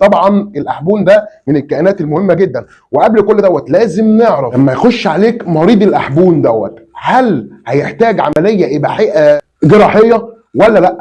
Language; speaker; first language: Arabic; native; Arabic